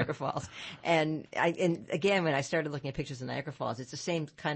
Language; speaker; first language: English; native; English